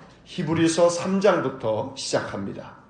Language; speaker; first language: Korean; native; Korean